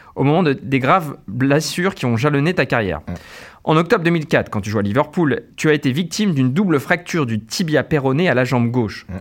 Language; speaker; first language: French; native; French